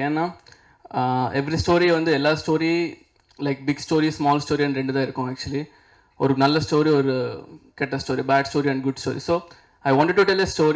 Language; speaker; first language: Tamil; non-native, local second language; Telugu